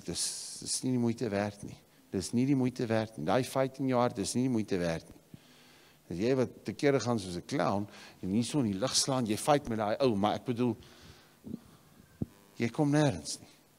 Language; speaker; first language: Afrikaans; native; Afrikaans